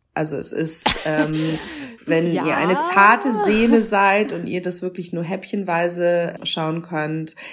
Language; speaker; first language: German; native; German